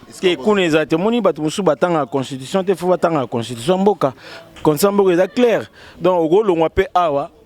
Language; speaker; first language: Lingala; non-native, local second language; Kituba (Democratic Republic of Congo)